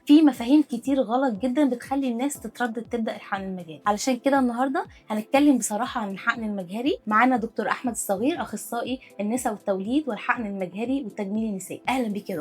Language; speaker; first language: Arabic; native; Arabic